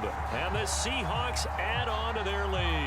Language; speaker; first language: English; native; English